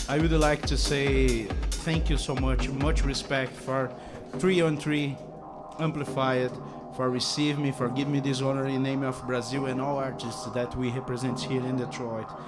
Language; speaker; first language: English; non-native, learner; Portuguese